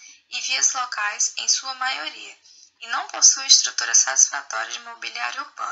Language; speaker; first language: Portuguese; native; Portuguese